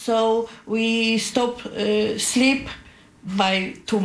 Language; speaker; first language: English; non-native, learner; Polish